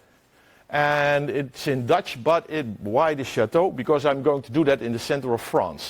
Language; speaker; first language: English; non-native, fluent; Dutch